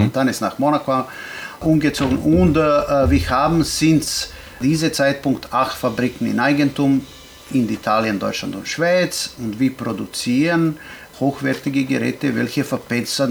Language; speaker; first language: German; non-native, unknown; Serbian